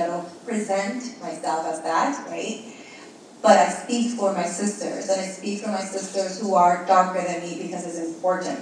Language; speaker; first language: English; early bilingual, other home language; Spanish